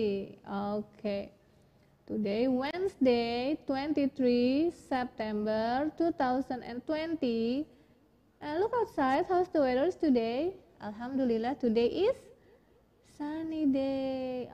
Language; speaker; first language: English; non-native, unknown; Indonesian